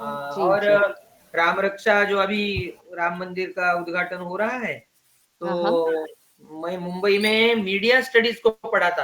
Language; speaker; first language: Hindi; native; Hindi